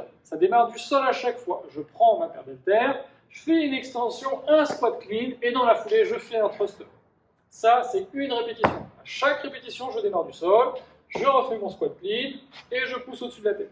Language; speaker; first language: French; native; French